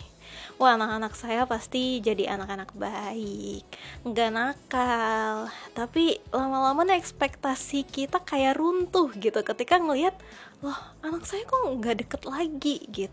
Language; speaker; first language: Indonesian; native; Indonesian